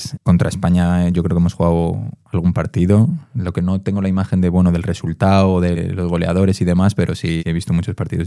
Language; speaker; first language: Spanish; native; Spanish